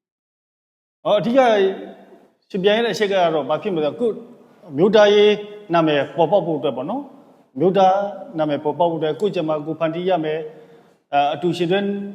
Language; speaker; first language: Burmese; non-native, local second language; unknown